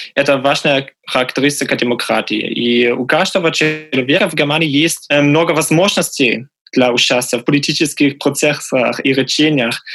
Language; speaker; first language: Russian; non-native, fluent; German